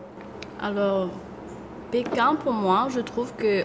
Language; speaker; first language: French; non-native, local second language; Morisyen